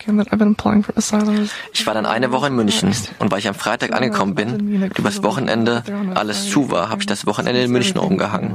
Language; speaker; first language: German; non-native, fluent; English